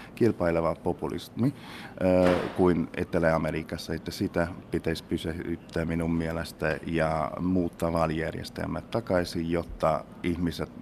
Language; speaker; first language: Finnish; non-native, fluent; Hungarian